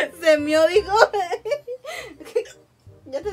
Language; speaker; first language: Spanish; early bilingual, heritage; Spanish